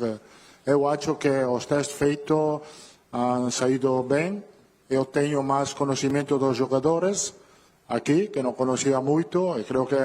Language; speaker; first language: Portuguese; non-native, learner; Italian